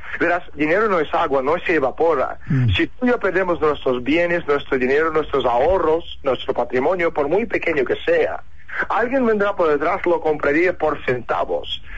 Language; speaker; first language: Spanish; non-native, fluent; Russian